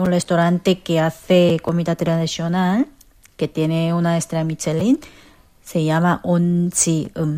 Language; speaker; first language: Spanish; non-native, fluent; Korean